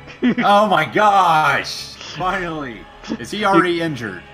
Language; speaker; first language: English; native; English